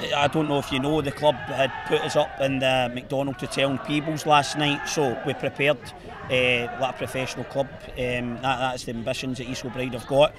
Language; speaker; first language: English; native; English